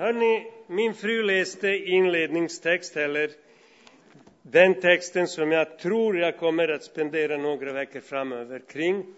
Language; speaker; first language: Swedish; non-native, fluent; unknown